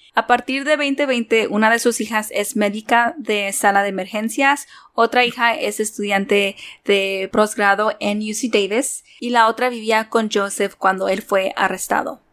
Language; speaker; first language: Spanish; early bilingual, heritage; Spanish